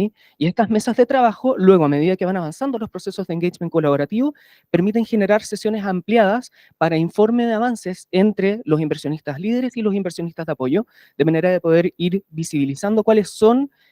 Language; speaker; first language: Spanish; native; Spanish